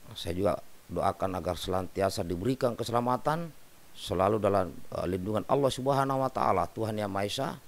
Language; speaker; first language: Indonesian; native; Indonesian